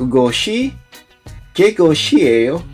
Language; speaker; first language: Korean; non-native, learner; Filipino